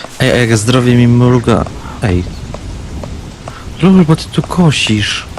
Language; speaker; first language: Polish; native; Polish